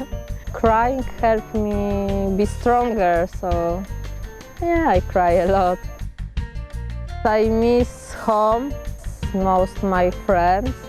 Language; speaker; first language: English; non-native, fluent; Polish